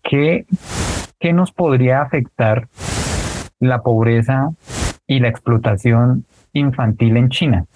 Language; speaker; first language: Spanish; native; Spanish